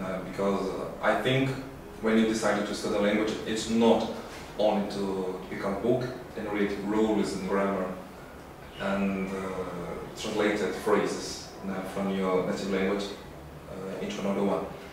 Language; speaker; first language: English; non-native, fluent; Portuguese